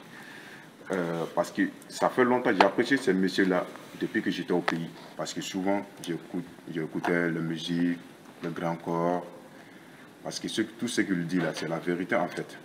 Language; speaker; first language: French; non-native, local second language; Bambara